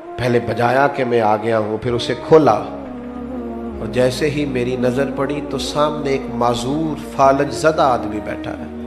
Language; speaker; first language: Urdu; non-native, local second language; Punjabi